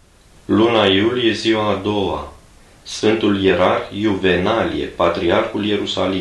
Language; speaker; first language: Romanian; native; Romanian